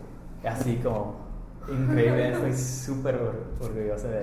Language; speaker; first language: Spanish; non-native, fluent; English